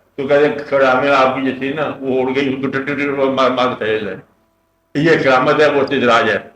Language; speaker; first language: Urdu; non-native, local second language; Punjabi